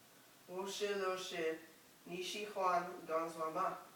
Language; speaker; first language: Chinese; non-native, learner; English